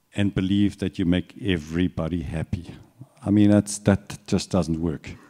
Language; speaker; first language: English; non-native, fluent; German